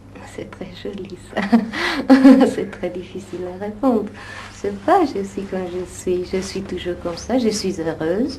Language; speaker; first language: French; non-native, fluent; Italian